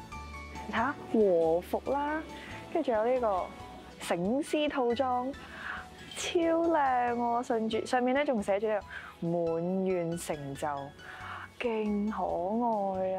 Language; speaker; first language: Cantonese; native; Cantonese